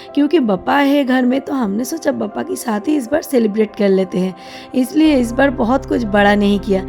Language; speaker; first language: Hindi; non-native, local second language; Bangla